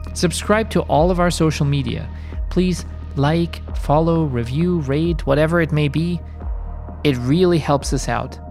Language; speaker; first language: English; non-native, fluent; German